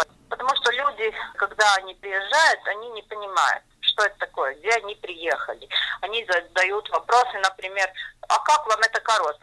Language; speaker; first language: Russian; non-native, local second language; Latvian